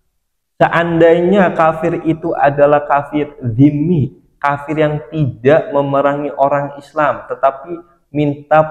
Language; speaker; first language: Indonesian; native; Indonesian